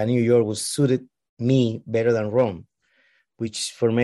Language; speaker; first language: English; non-native, learner; Spanish